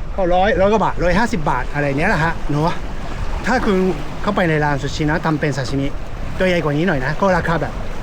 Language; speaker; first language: Thai; native; Thai